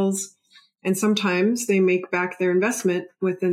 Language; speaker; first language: English; native; English